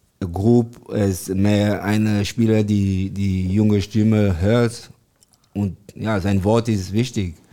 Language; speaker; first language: German; non-native, learner; French